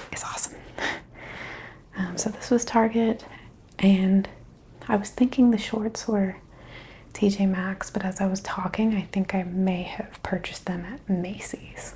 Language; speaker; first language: English; native; English